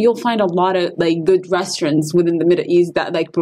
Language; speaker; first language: English; non-native, fluent; Arabic